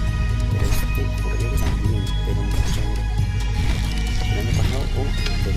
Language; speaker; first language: Spanish; native; Spanish